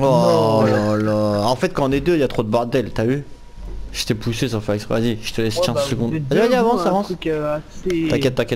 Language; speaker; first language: French; native; French